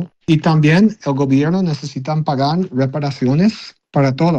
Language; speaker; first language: Spanish; non-native, learner; English